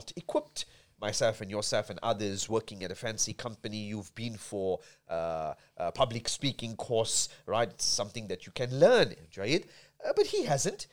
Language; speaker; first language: English; native; English